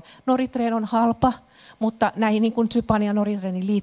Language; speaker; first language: Finnish; native; Finnish